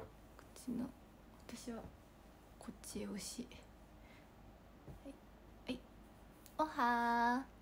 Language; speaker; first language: Japanese; native; Japanese